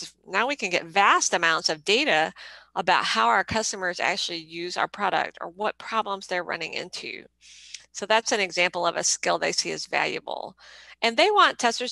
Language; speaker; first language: English; native; English